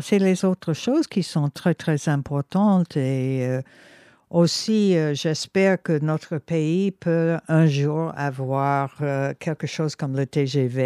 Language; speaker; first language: French; non-native, fluent; English